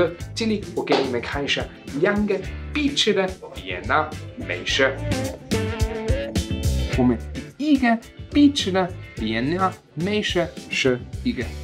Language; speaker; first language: Chinese; non-native, fluent; German